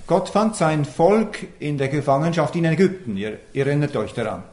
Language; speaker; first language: German; native; German